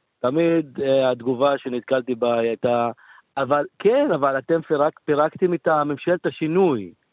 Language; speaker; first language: Hebrew; non-native, local second language; Arabic